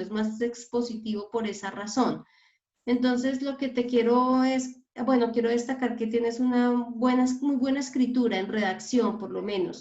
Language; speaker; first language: Spanish; native; Spanish